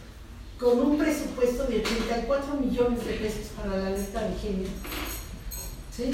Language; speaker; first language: Spanish; native; Spanish